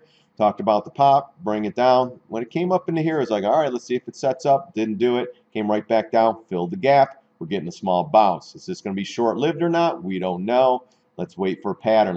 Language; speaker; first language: English; native; English